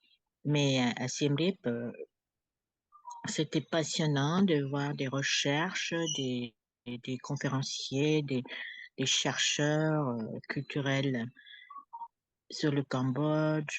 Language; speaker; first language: French; non-native, fluent; Khmer